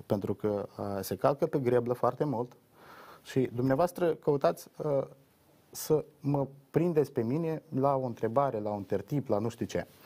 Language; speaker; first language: Romanian; native; Romanian